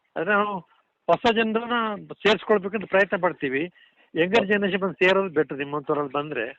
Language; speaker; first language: Kannada; non-native, local second language; Kodava